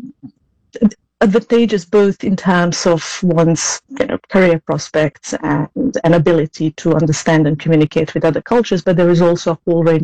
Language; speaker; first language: English; non-native, fluent; Serbian